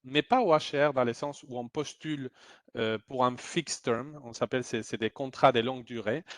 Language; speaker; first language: French; non-native, fluent; Spanish